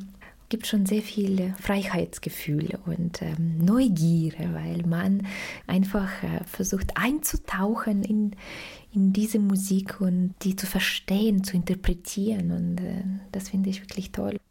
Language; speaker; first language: German; non-native, fluent; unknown